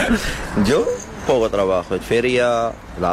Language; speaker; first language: Spanish; non-native, learner; Arabic